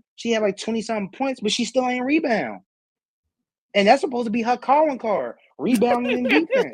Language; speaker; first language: English; native; English